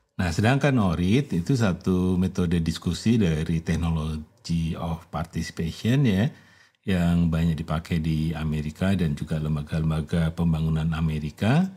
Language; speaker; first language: Indonesian; native; Indonesian